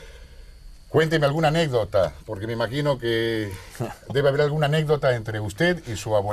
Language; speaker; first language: Spanish; native; Spanish